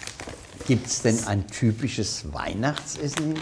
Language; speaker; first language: German; native; German